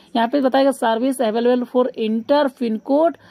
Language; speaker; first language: Hindi; non-native, local second language; Bangla